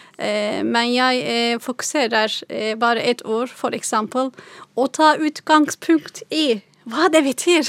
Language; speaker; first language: Norwegian; non-native, fluent; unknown